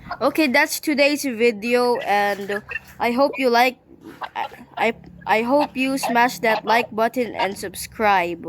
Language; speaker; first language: English; non-native, local second language; Filipino